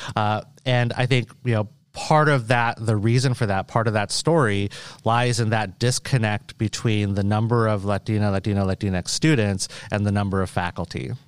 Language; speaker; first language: English; native; English